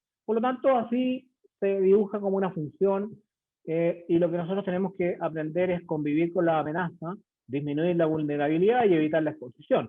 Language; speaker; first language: Spanish; native; Spanish